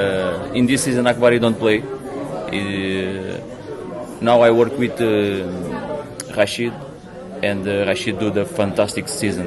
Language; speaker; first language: English; non-native, learner; Portuguese